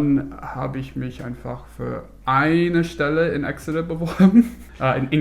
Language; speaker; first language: German; non-native, fluent; English